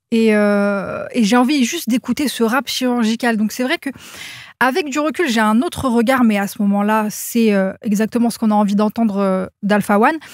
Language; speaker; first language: French; native; French